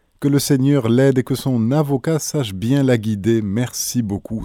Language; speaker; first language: French; native; French